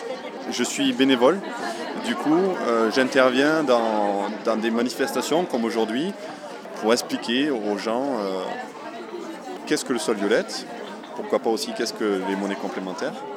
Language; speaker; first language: French; native; French